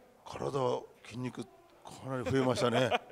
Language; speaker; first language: Japanese; native; Japanese